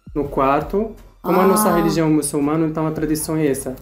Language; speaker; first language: Portuguese; non-native, fluent; Arabic